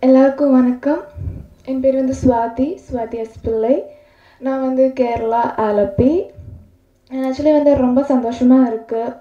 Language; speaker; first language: Tamil; non-native, learner; Malayalam